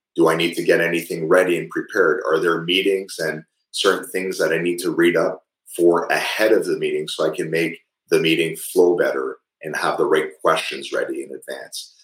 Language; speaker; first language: English; early bilingual, other home language; French